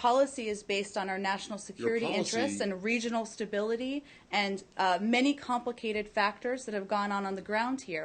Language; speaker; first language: English; native; English